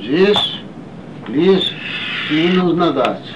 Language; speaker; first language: Russian; non-native, learner; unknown